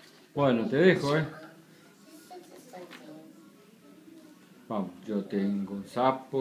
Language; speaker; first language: Spanish; native; Spanish